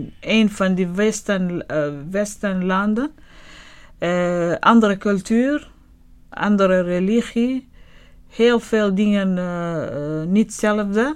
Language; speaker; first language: Dutch; non-native, learner; Arabic